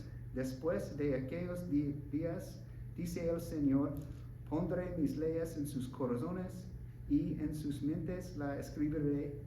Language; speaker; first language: Spanish; non-native, learner; English